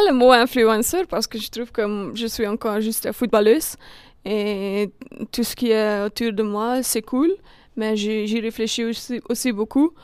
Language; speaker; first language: French; non-native, local second language; Dutch